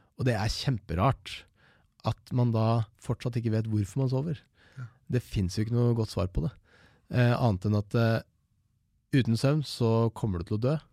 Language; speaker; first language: Norwegian; native; Norwegian